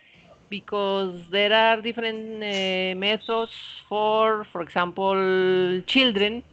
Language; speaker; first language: English; non-native, fluent; Spanish